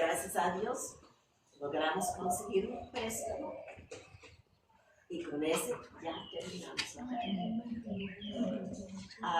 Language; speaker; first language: Spanish; non-native, fluent; English